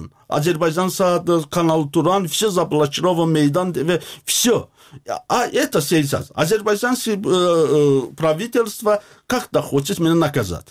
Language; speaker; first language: Russian; non-native, learner; Azerbaijani